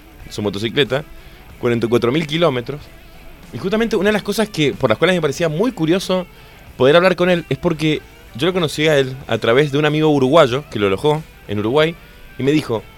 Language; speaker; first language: Spanish; native; Spanish